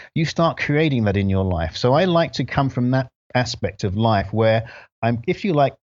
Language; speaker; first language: English; native; English